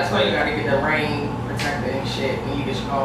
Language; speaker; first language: English; native; English